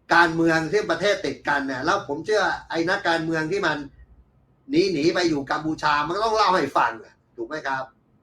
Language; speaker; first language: Thai; native; Thai